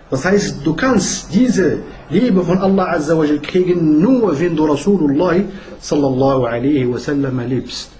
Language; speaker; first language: German; non-native, learner; Arabic